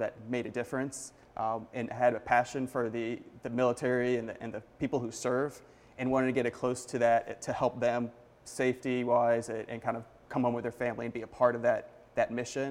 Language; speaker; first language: English; native; English